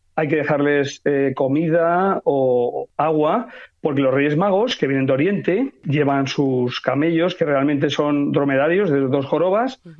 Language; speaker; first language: Spanish; native; Spanish